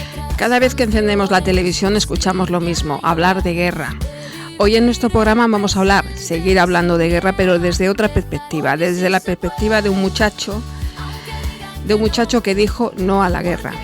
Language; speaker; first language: Spanish; native; Spanish